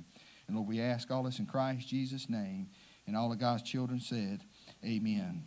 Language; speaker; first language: English; native; English